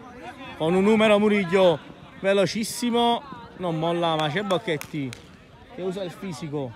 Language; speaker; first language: Italian; native; Italian